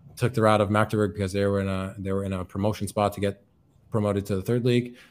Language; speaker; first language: English; native; English